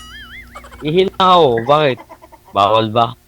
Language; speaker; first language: Filipino; non-native, local second language; Cebuano